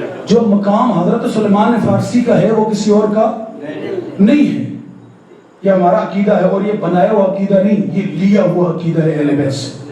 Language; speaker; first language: Urdu; native; Urdu